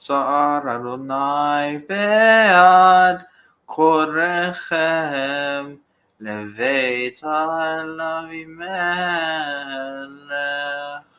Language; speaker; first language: Hebrew; non-native, learner; English